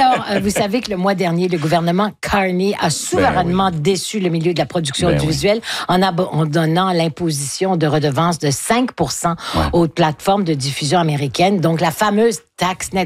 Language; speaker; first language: French; native; French